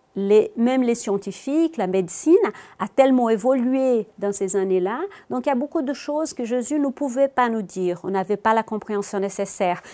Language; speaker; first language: French; non-native, fluent; Portuguese